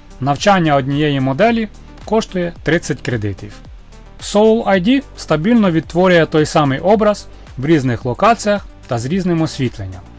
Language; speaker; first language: Ukrainian; native; Ukrainian